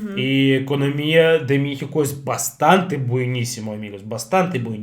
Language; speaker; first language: Spanish; non-native, fluent; Russian